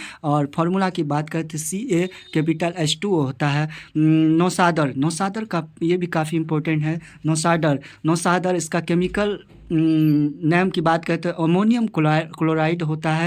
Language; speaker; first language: Hindi; native; Hindi